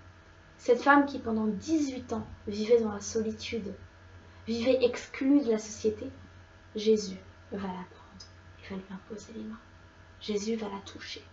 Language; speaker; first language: French; native; French